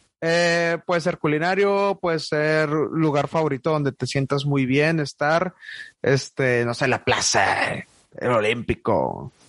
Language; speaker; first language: Spanish; native; Spanish